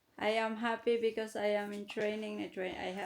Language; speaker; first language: English; non-native, fluent; Filipino